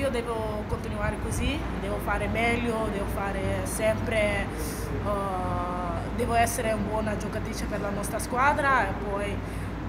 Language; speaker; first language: Italian; non-native, learner; Dutch